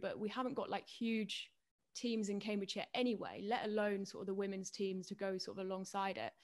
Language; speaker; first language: English; native; English